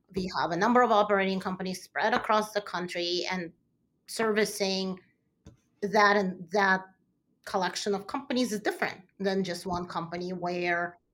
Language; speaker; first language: English; early bilingual, other home language; Russian